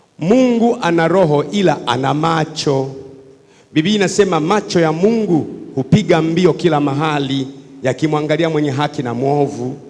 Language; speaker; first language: Swahili; native; Swahili